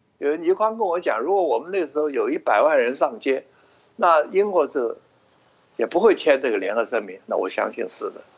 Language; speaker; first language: Chinese; non-native, local second language; Cantonese